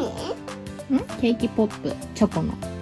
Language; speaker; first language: Japanese; native; Japanese